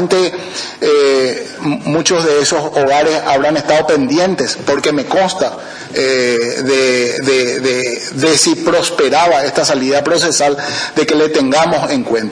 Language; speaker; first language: Spanish; native; Spanish